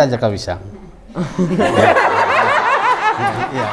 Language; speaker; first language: Indonesian; native; Indonesian